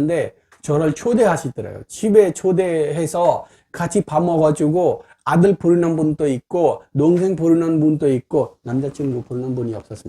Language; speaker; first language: Korean; non-native, fluent; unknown